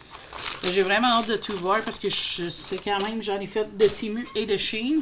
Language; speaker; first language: French; native; French